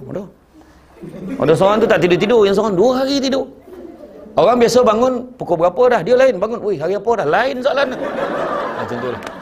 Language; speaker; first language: Malay; native; Malay